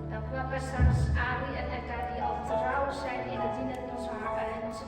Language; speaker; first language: Dutch; non-native, fluent; Indonesian